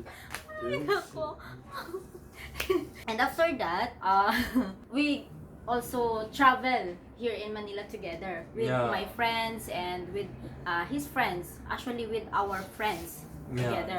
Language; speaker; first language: English; non-native, local second language; Filipino